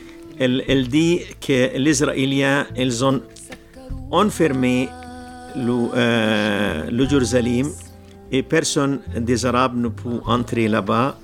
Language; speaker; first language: French; non-native, local second language; Arabic